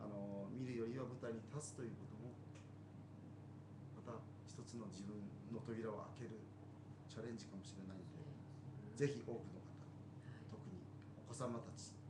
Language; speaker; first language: Japanese; native; Japanese